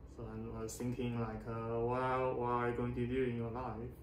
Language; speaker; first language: English; non-native, fluent; Chinese